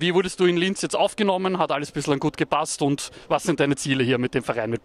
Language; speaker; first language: German; native; German